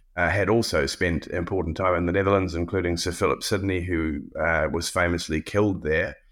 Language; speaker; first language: English; native; English